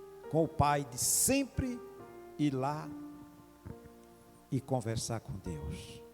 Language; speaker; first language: Portuguese; native; Portuguese